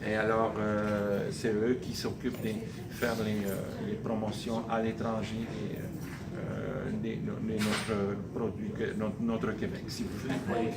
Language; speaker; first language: French; native; French